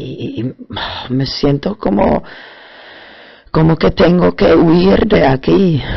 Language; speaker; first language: Spanish; non-native, fluent; German